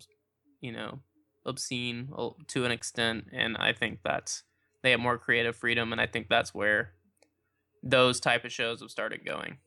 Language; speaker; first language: English; native; English